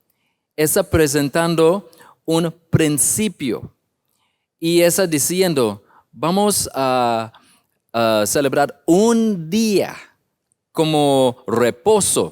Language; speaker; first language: Spanish; non-native, learner; English